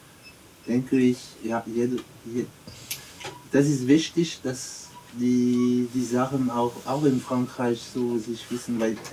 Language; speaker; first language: German; non-native, learner; French